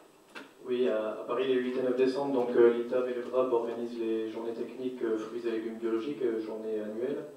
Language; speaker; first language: French; native; French